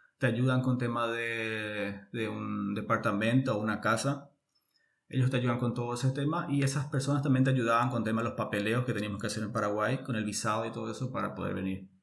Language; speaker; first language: Spanish; native; Spanish